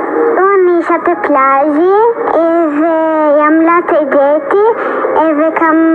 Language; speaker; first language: Albanian; early bilingual, heritage; Albanian